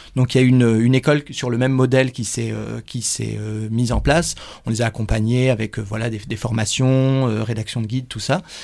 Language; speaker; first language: French; native; French